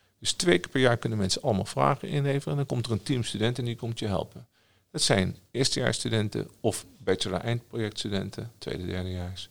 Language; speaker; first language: Dutch; native; Dutch